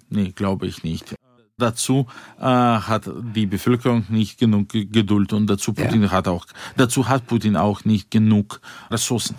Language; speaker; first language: German; non-native, fluent; Russian